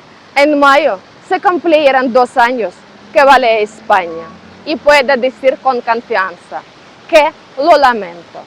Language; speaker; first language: Spanish; non-native, learner; Russian